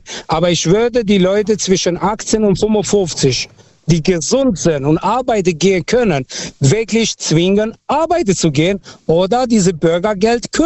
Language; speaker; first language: German; early bilingual, other home language; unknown